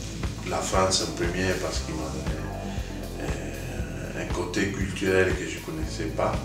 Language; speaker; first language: French; non-native, fluent; Italian